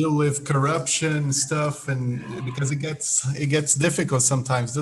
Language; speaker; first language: English; non-native, fluent; Portuguese